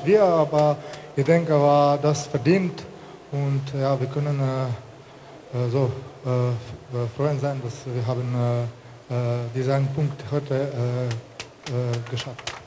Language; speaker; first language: German; non-native, learner; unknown